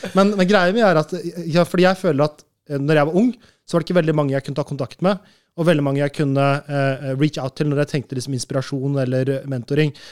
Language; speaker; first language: Norwegian; early bilingual, other home language; Urdu